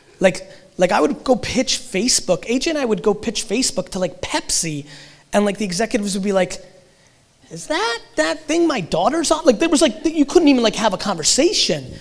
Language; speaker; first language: English; early bilingual, other home language; Russian